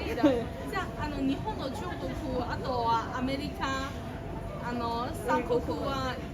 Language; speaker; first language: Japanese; non-native, fluent; Chinese